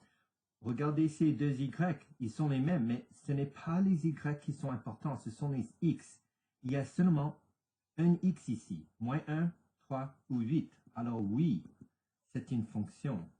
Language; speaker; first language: French; non-native, local second language; English